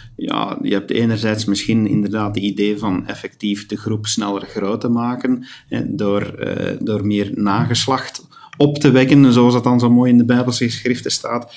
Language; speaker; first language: Dutch; native; Dutch